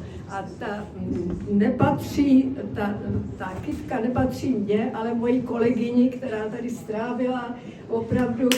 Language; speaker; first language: Czech; native; Czech